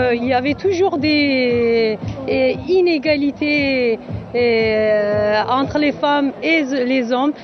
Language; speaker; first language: French; non-native, learner; Kurdish